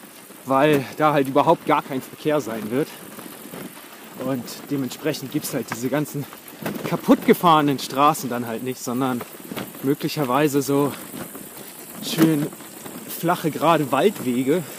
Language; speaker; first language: German; native; German